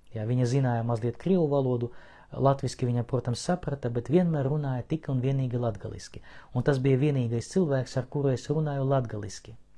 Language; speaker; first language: Latvian; non-native, local second language; Russian